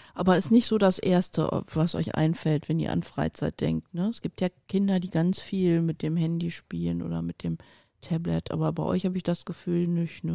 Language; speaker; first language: German; native; German